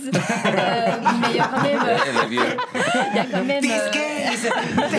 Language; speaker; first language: French; early bilingual, heritage; English